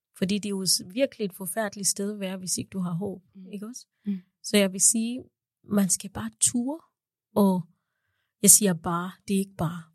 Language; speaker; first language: Danish; non-native, fluent; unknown